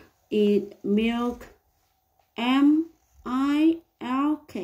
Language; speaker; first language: English; non-native, learner; Vietnamese